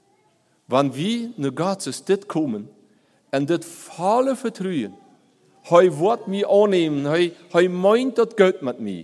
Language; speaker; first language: German; non-native, learner; Plautdietsch